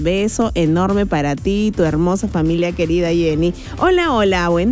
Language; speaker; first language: Spanish; native; Spanish